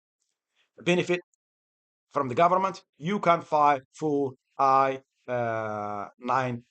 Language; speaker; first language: English; non-native, fluent; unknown